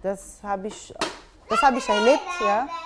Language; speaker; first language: German; non-native, fluent; Portuguese